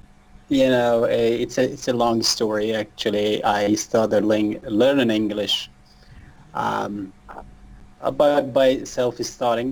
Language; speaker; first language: English; non-native, learner; Persian